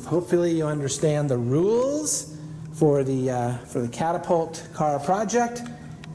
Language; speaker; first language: English; native; English